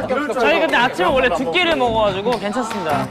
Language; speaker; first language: Korean; native; Korean